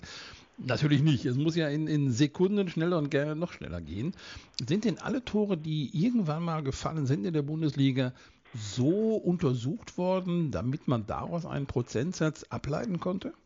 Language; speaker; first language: German; native; German